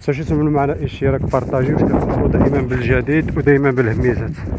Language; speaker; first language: Arabic; native; Arabic